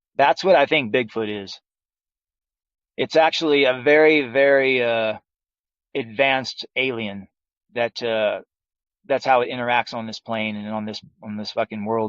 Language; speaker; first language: English; native; English